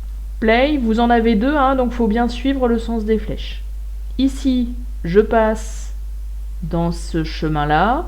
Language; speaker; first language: French; native; French